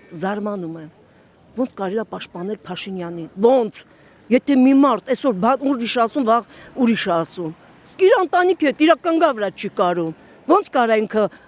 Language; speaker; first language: Armenian; native; Armenian